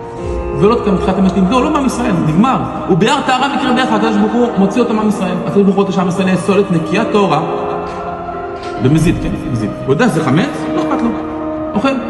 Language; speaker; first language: Hebrew; native; Hebrew